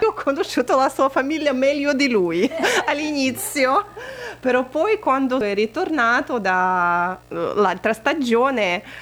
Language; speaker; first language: Italian; non-native, fluent; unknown